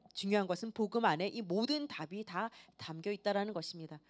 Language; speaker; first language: Korean; native; Korean